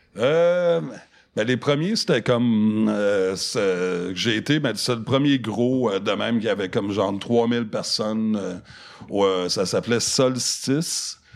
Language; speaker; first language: French; non-native, local second language; English